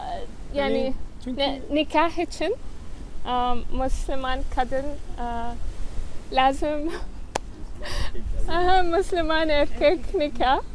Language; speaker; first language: Turkish; non-native, learner; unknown